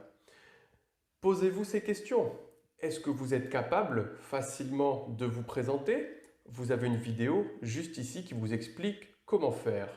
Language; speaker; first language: French; native; French